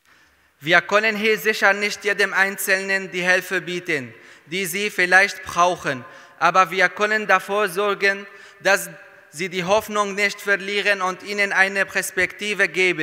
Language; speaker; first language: German; non-native, fluent; Arabic